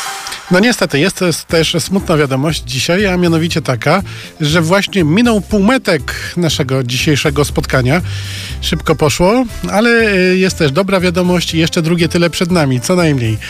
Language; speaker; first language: Polish; native; Polish